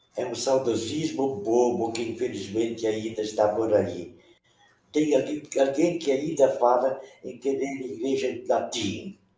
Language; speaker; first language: Portuguese; non-native, local second language; Venetian